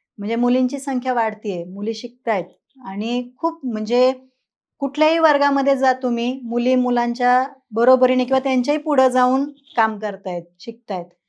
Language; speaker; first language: Marathi; native; Marathi